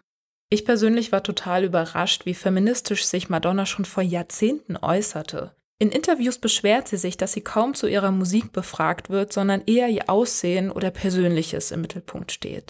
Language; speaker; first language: German; native; German